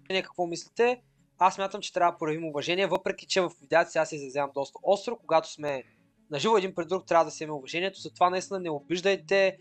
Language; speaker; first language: Bulgarian; native; Bulgarian